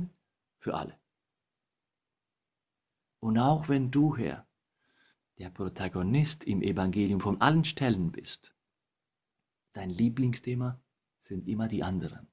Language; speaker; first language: German; non-native, fluent; Spanish